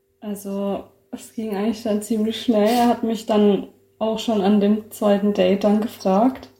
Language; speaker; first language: German; native; German